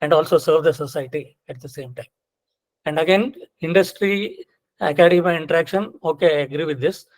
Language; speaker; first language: English; non-native, local second language; Kannada